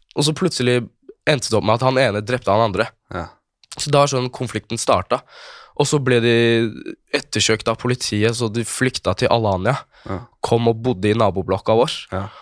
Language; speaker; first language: Norwegian; early bilingual, other home language; Kurdish